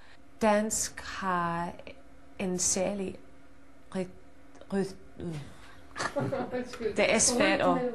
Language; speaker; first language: Danish; non-native, learner; English